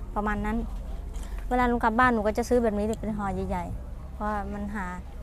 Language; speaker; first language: Thai; non-native, fluent; Mon